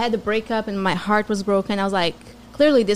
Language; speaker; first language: English; non-native, fluent; Portuguese